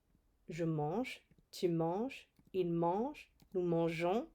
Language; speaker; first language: French; non-native, fluent; English